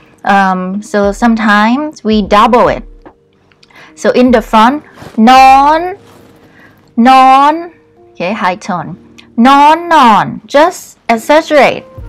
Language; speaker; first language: English; non-native, fluent; Thai